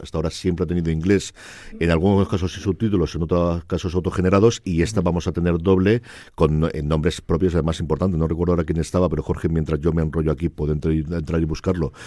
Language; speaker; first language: Spanish; native; Spanish